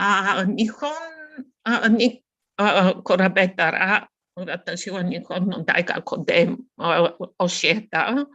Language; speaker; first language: Japanese; non-native, learner; Bulgarian